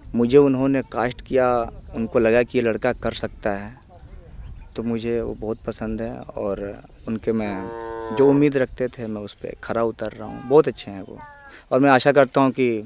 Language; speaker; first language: Hindi; native; Hindi